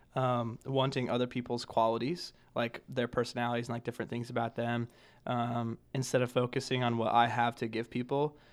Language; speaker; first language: English; native; English